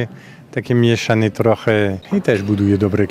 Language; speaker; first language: Polish; non-native, fluent; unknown